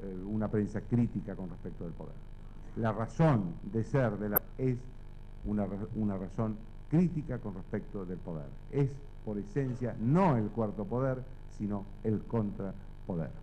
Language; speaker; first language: Spanish; native; Spanish